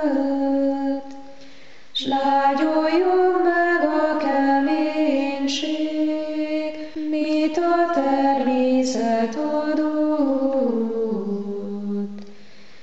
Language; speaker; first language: Hungarian; native; Hungarian